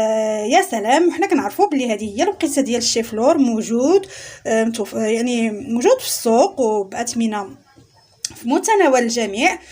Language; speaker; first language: Arabic; native; Arabic